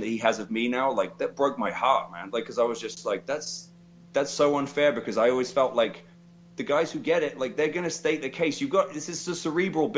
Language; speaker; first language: English; native; English